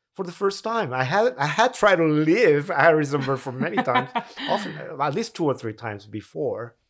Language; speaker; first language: English; non-native, fluent; Spanish